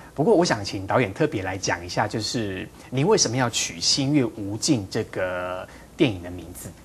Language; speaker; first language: Chinese; native; Chinese